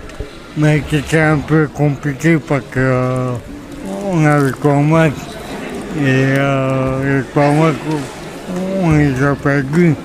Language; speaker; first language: French; early bilingual, other home language; Gujarati